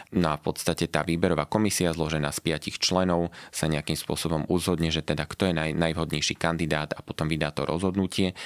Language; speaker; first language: Slovak; native; Slovak